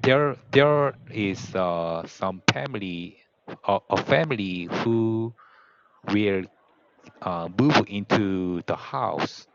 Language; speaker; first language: English; non-native, learner; Korean